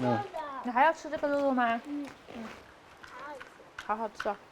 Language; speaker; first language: Chinese; native; Chinese